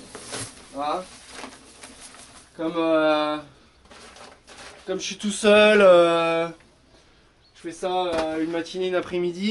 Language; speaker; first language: French; native; French